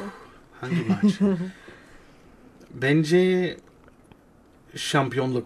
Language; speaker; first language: Turkish; non-native, learner; English